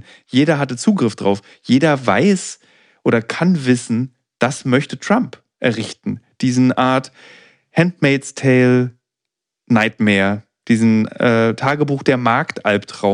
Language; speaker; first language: German; native; German